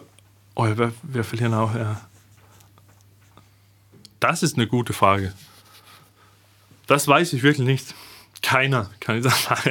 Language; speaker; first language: German; non-native, fluent; Danish